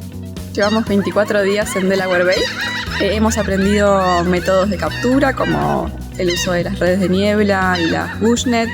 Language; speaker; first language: Spanish; native; Spanish